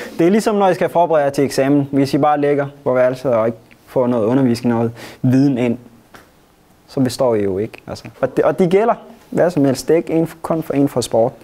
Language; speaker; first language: Danish; early bilingual, other home language; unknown